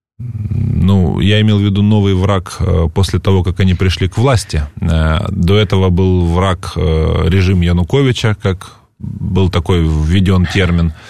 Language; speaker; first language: Russian; native; Russian